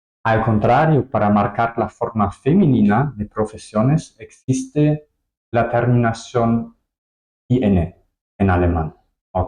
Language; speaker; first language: Spanish; non-native, fluent; German